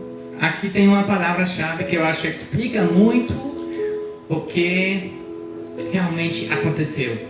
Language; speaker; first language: Portuguese; non-native, fluent; German